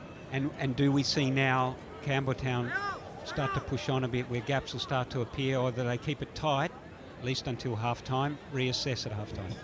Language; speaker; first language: English; native; English